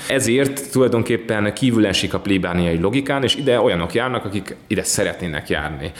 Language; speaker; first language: Hungarian; native; Hungarian